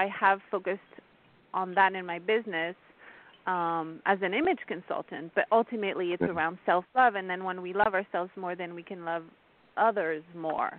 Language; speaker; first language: English; non-native, fluent; French